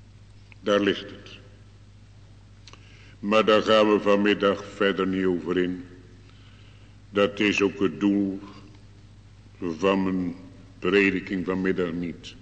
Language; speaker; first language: Dutch; native; Dutch